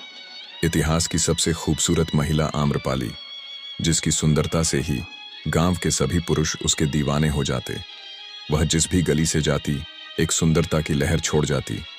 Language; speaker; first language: Hindi; native; Hindi